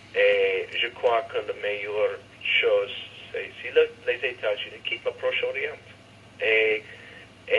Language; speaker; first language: French; non-native, fluent; English